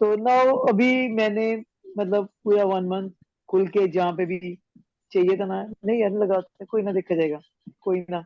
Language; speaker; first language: Hindi; native; Hindi